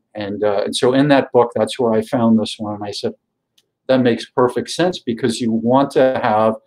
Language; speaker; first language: English; native; English